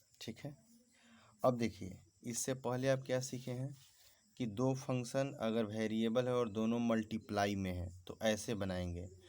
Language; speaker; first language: Hindi; native; Hindi